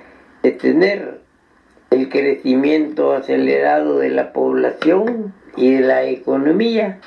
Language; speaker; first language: Spanish; native; Spanish